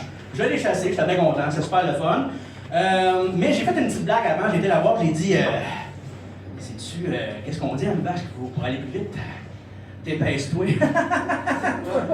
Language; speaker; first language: French; native; French